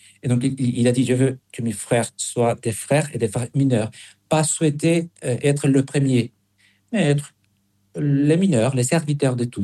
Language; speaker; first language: French; non-native, fluent; Spanish